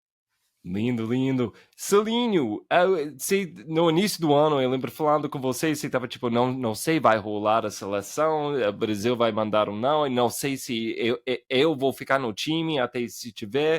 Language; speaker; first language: Portuguese; non-native, fluent; English